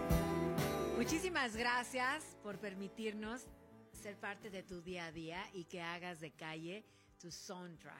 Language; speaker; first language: Spanish; native; Spanish